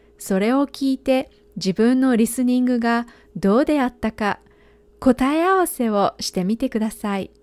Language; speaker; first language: Japanese; native; Japanese